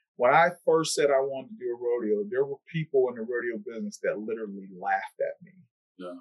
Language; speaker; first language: English; native; English